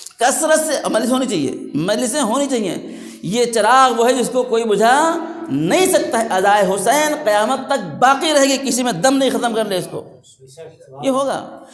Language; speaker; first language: Urdu; native; Urdu